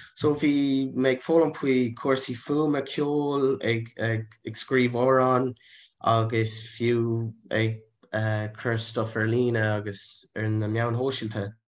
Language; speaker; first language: Irish; non-native, local second language; English